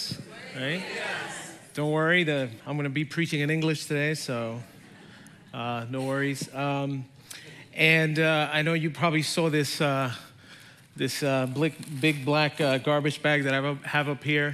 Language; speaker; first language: English; native; English